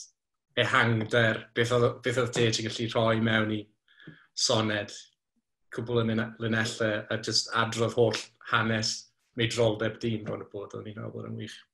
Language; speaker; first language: Welsh; native; Welsh